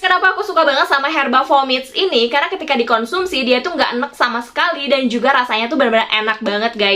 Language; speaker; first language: Indonesian; native; Indonesian